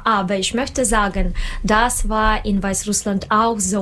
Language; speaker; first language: German; non-native, learner; Russian